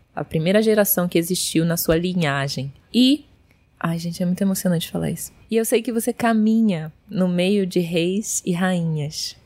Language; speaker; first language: Portuguese; early bilingual, heritage; Portuguese